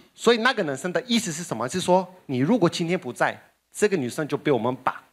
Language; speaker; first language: Chinese; non-native, fluent; Portuguese